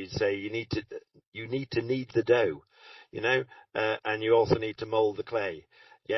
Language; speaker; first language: English; native; English